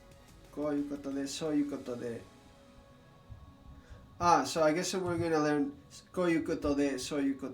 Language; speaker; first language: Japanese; non-native, learner; English